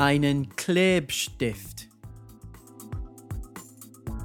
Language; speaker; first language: German; non-native, fluent; English